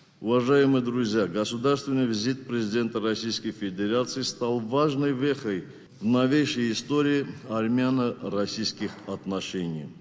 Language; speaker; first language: Russian; non-native, local second language; Armenian